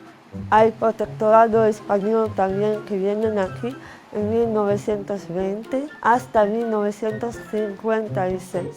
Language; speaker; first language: Spanish; non-native, learner; Arabic